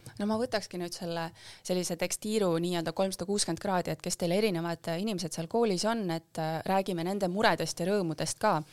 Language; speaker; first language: Estonian; native; Estonian